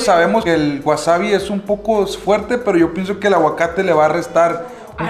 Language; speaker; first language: Spanish; native; Spanish